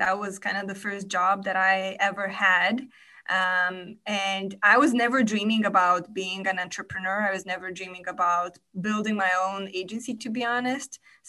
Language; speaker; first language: English; non-native, fluent; Romanian